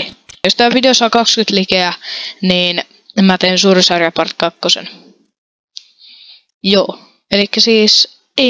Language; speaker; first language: Finnish; native; Finnish